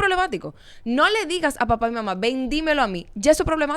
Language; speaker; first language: Spanish; native; Spanish